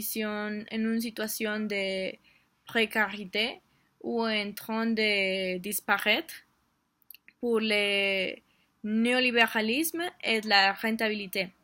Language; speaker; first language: French; non-native, learner; Spanish